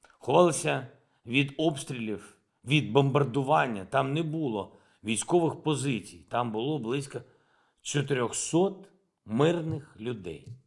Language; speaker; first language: Ukrainian; non-native, local second language; Russian